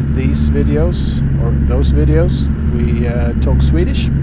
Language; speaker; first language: English; non-native, fluent; Swedish